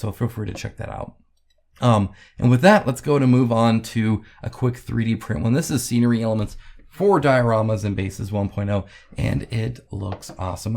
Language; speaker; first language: English; native; English